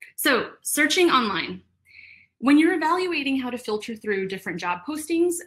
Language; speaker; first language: English; native; English